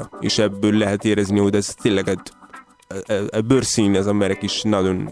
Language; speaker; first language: Hungarian; non-native, learner; Arabic